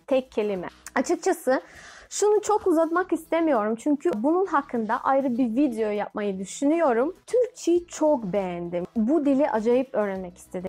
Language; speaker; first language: Turkish; non-native, fluent; Russian